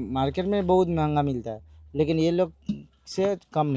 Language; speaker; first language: Hindi; non-native, local second language; Bangla